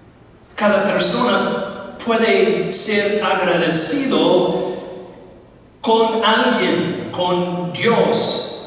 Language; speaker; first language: Spanish; non-native, fluent; English